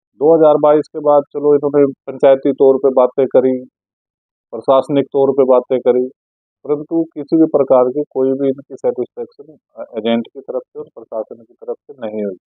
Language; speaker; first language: Hindi; native; Hindi